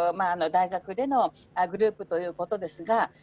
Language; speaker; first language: Japanese; non-native, fluent; Indonesian